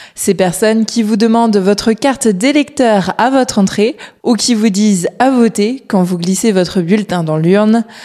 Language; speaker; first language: French; native; French